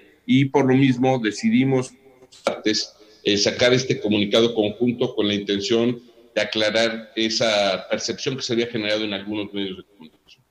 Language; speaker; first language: Spanish; native; Spanish